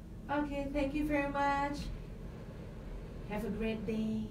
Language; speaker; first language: English; non-native, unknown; Indonesian